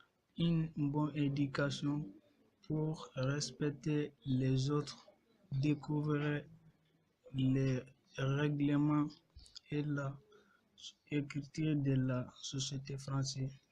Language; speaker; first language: French; non-native, learner; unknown